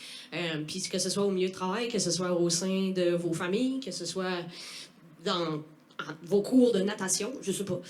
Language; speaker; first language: French; native; French